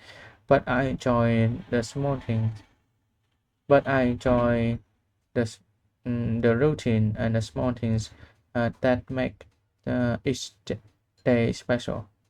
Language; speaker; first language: English; non-native, learner; Vietnamese